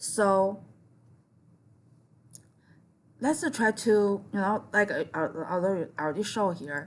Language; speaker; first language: English; non-native, fluent; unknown